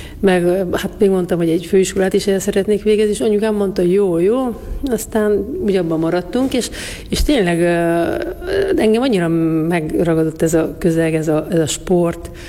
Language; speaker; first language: Hungarian; native; Hungarian